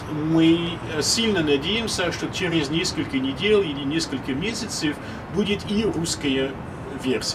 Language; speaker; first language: Russian; non-native, fluent; French